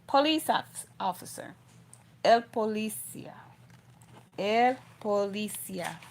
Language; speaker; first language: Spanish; non-native, learner; English